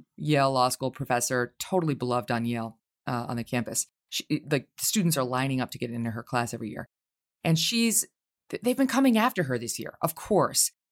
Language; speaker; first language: English; native; English